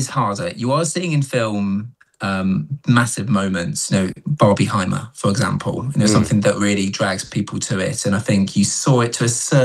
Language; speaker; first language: English; native; English